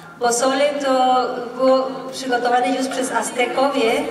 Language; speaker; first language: Polish; non-native, learner; Spanish